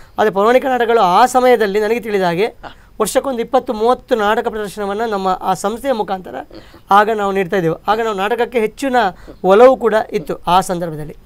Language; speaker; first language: Kannada; native; Kannada